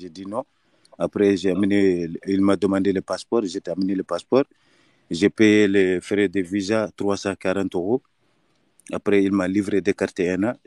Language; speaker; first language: French; non-native, learner; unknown